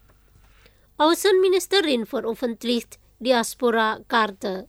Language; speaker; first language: German; non-native, fluent; Indonesian